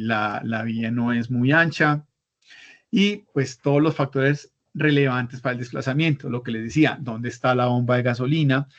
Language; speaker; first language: Spanish; native; Spanish